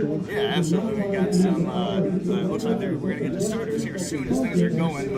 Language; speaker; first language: English; native; English